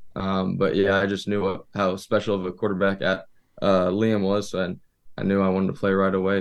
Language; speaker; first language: English; native; English